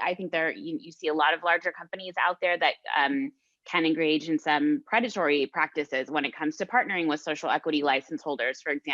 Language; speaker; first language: English; native; English